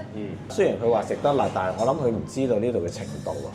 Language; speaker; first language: Cantonese; native; Cantonese